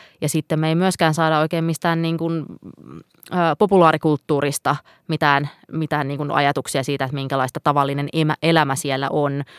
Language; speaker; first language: Finnish; non-native, local second language; Swedish